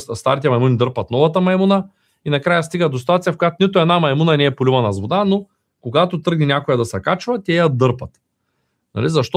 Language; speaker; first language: Bulgarian; native; Bulgarian